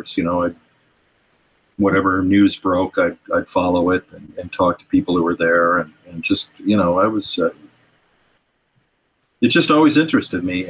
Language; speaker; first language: English; native; English